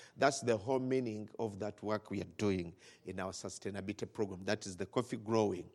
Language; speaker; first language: English; non-native, local second language; Ganda